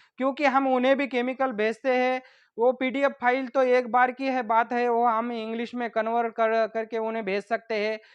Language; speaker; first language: Hindi; non-native, local second language; Marathi